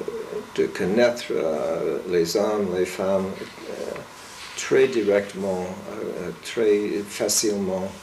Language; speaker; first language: French; non-native, fluent; English